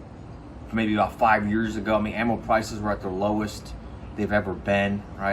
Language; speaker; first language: English; native; English